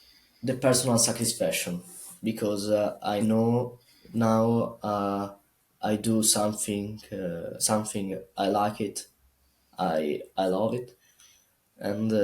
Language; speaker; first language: English; non-native, learner; Italian